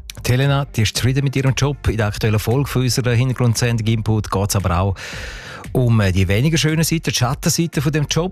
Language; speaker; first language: German; native; German